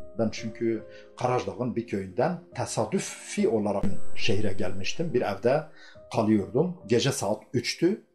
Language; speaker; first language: Turkish; non-native, local second language; Kurdish